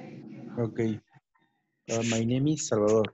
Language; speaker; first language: English; non-native, learner; Spanish